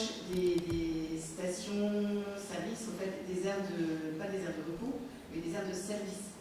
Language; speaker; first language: French; native; French